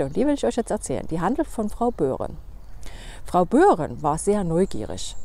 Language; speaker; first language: German; native; German